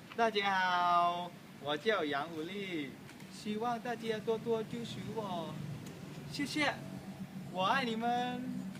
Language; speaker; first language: Chinese; non-native, learner; Thai